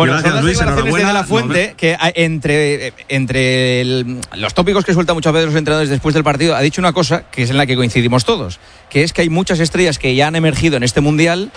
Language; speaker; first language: Spanish; native; Spanish